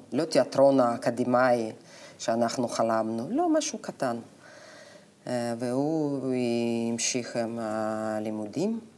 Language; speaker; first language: Hebrew; non-native, fluent; Russian